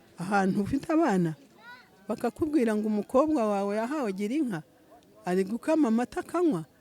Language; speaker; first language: Kinyarwanda; native; Kinyarwanda